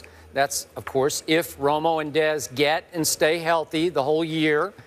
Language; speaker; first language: English; native; English